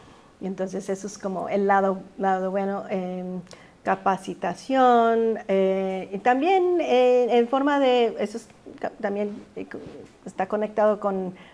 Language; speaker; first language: Spanish; early bilingual, heritage; Spanish